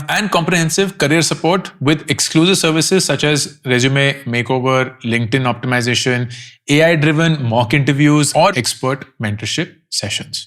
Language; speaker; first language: Hindi; native; Hindi